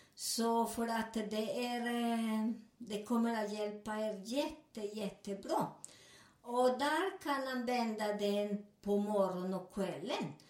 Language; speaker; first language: Swedish; non-native, learner; Spanish